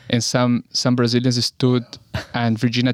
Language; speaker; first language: English; non-native, learner; Portuguese